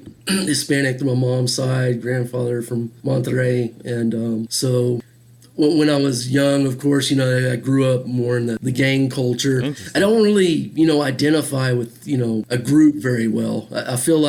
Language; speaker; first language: English; native; English